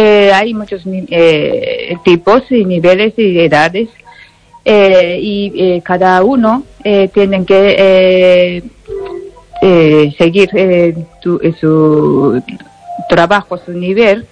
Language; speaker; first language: Spanish; non-native, learner; Japanese